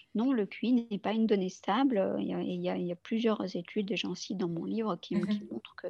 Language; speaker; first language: French; native; French